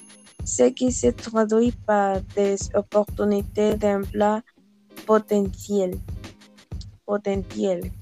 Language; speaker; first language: French; non-native, learner; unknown